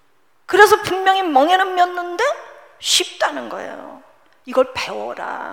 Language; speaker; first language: Korean; native; Korean